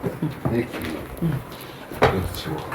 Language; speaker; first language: Korean; native; Korean